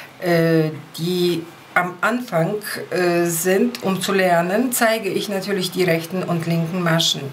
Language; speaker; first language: German; non-native, fluent; Polish